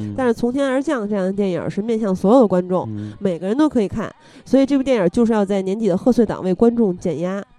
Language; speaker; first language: Chinese; native; Chinese